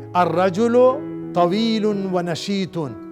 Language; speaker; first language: Arabic; non-native, fluent; Hindi